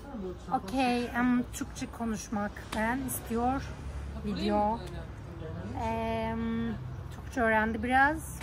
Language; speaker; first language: Turkish; non-native, learner; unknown